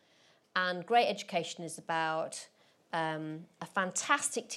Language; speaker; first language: English; native; English